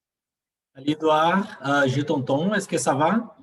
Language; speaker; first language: French; non-native, fluent; Portuguese